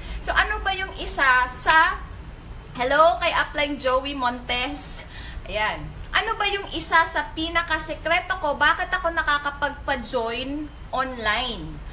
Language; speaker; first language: Filipino; non-native, local second language; Cebuano